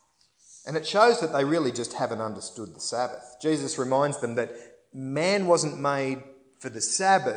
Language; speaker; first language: English; native; English